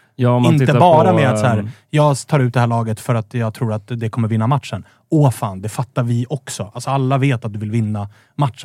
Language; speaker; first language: Swedish; native; Swedish